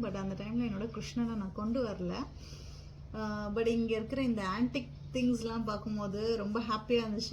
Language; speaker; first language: Tamil; non-native, local second language; Malayalam